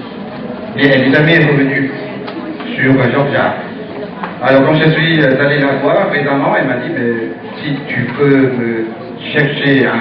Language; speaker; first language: French; non-native, fluent; Thai